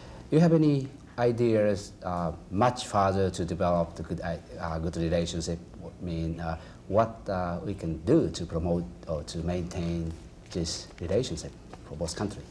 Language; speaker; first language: English; non-native, fluent; Japanese